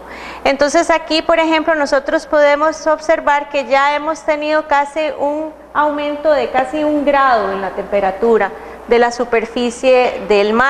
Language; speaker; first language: Spanish; native; Spanish